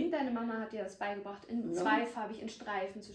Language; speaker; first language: German; native; German